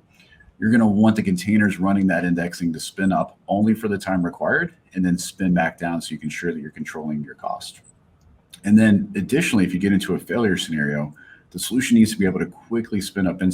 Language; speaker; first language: English; native; English